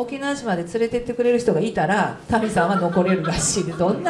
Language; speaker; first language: Japanese; native; Japanese